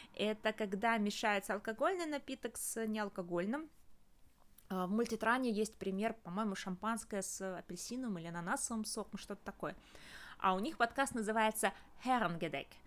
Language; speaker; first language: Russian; native; Russian